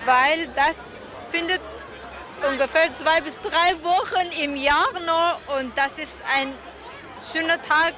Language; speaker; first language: German; non-native, learner; Persian